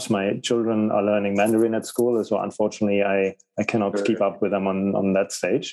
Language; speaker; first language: English; non-native, fluent; German